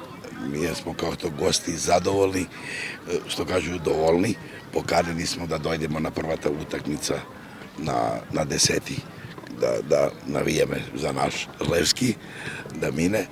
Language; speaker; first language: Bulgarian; non-native, learner; Serbian